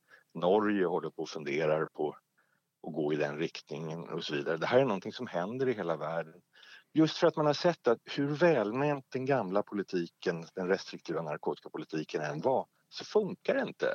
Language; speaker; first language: Swedish; native; Swedish